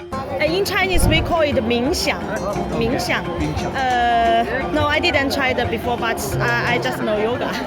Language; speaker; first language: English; non-native, learner; Chinese